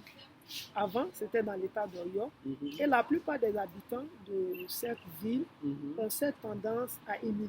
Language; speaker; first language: French; non-native, fluent; Yoruba